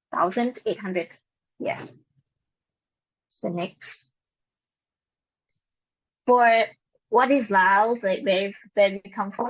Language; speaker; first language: English; non-native, learner; Lao